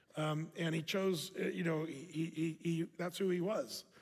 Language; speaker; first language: English; native; English